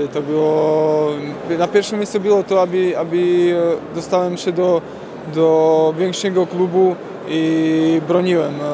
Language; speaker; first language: Polish; non-native, learner; Slovak